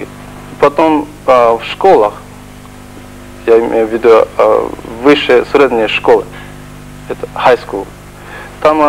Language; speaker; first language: Russian; non-native, fluent; Japanese